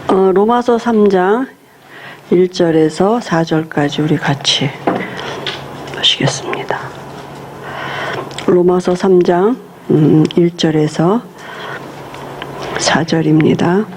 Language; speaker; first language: Korean; native; Korean